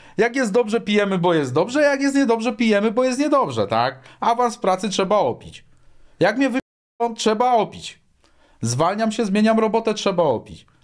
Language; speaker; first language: Polish; native; Polish